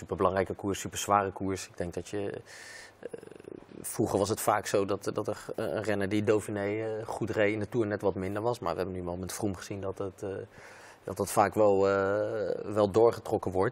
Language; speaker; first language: Dutch; native; Dutch